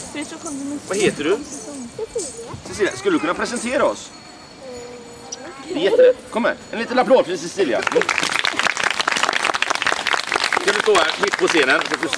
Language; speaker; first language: Swedish; native; Swedish